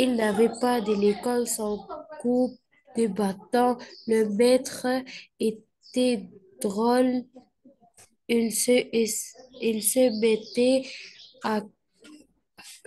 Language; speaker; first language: French; non-native, learner; Arabic